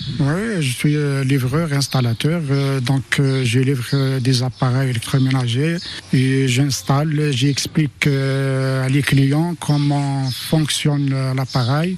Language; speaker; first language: French; non-native, local second language; Arabic